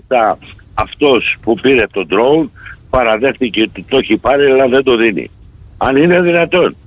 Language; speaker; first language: Greek; native; Greek